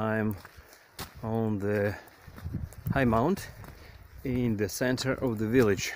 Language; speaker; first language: English; non-native, learner; Ukrainian